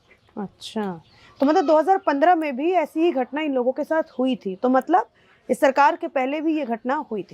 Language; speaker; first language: Hindi; native; Hindi